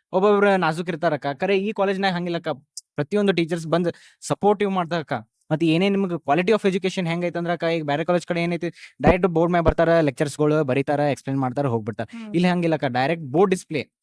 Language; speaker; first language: Kannada; native; Kannada